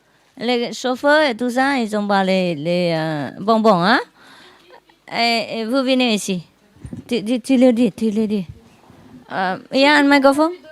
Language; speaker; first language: French; non-native, learner; Vietnamese